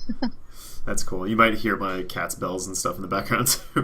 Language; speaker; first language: English; native; English